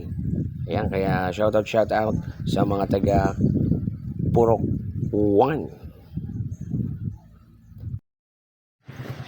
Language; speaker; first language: Filipino; non-native, local second language; Bikol